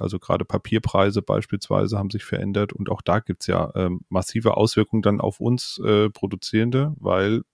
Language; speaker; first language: German; native; German